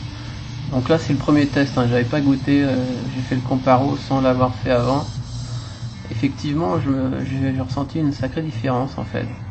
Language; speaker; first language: French; native; French